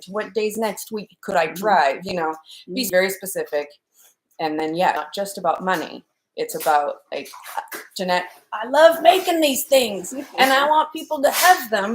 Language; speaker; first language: English; native; English